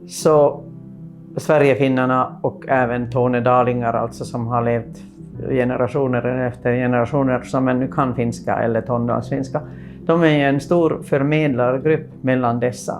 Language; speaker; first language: Swedish; non-native, local second language; Finnish